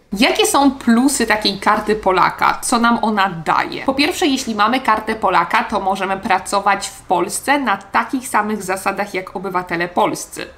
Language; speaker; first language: Polish; native; Polish